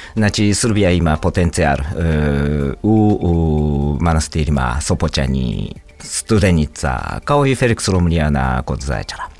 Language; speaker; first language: Serbian; non-native, fluent; Japanese